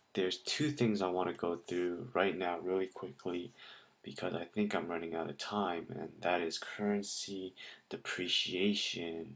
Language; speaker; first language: English; native; English